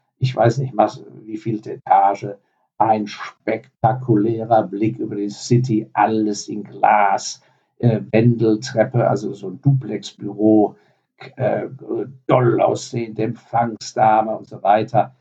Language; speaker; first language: German; native; German